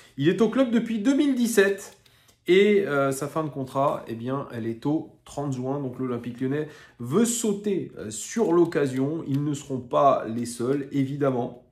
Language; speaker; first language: French; native; French